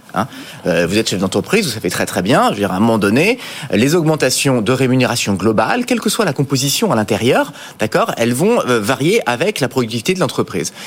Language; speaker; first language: French; native; French